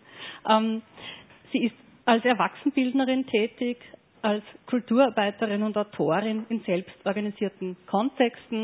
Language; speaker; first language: German; native; German